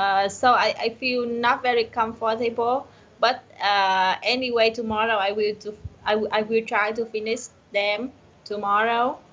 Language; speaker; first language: English; non-native, learner; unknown